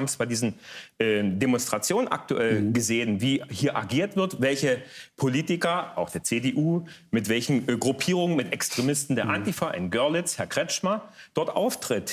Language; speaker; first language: German; native; German